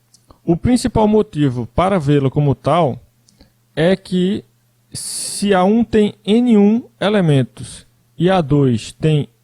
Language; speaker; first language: Portuguese; native; Portuguese